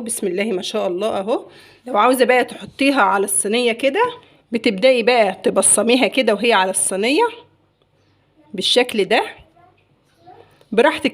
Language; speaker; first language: Arabic; native; Arabic